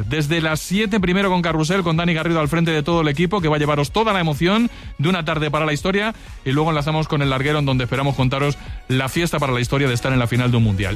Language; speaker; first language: Spanish; native; Spanish